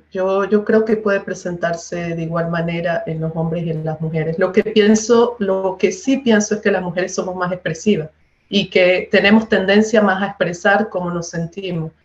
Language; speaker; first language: Spanish; native; Spanish